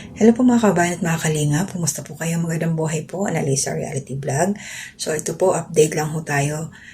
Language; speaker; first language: Filipino; non-native, local second language; Waray